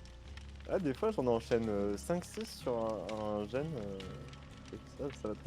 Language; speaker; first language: French; native; French